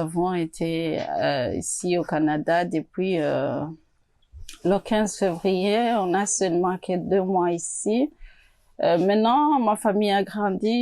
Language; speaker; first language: French; non-native, local second language; Rundi